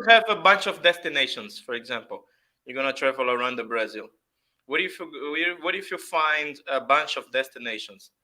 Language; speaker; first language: English; non-native, fluent; Portuguese